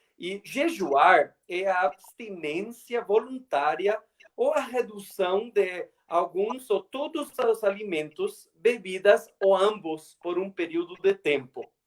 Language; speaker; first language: Portuguese; non-native, fluent; Spanish